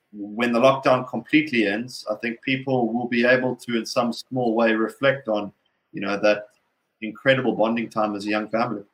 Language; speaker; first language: English; native; English